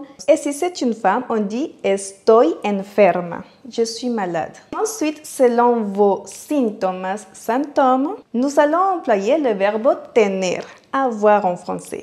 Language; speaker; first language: French; non-native, fluent; Spanish